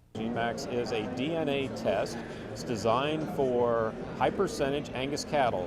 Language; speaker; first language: English; native; English